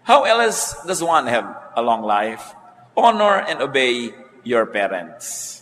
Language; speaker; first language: English; non-native, local second language; Filipino